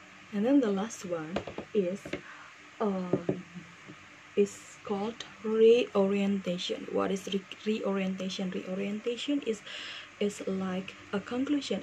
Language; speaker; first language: English; non-native, fluent; Indonesian